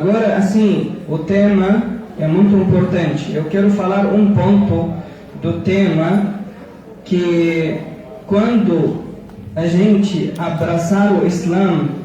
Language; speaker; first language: Portuguese; non-native, fluent; Arabic